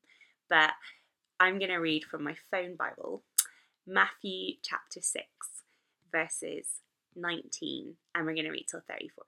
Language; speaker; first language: English; native; English